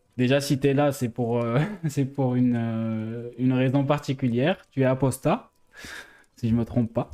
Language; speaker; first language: French; non-native, local second language; Arabic